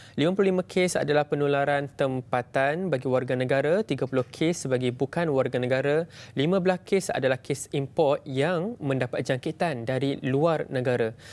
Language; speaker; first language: Malay; native; Malay